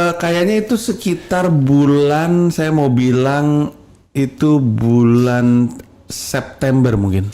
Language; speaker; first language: Indonesian; native; Indonesian